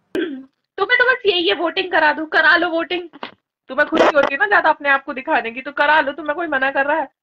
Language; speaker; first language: Hindi; native; Hindi